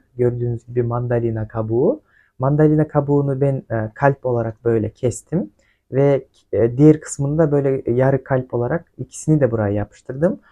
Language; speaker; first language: Turkish; non-native, fluent; Kyrgyz